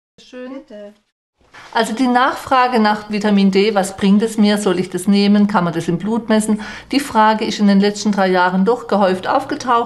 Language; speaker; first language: German; native; German